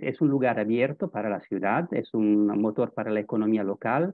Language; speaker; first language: Spanish; non-native, fluent; Italian